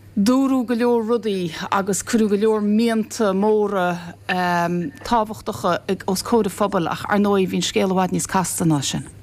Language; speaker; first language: Irish; native; Irish